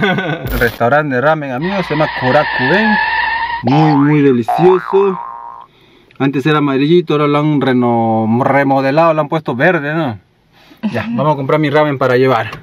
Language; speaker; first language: Spanish; native; Spanish